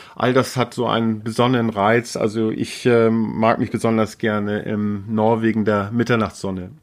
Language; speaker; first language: German; native; German